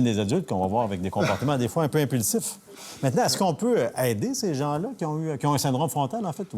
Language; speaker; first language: French; native; French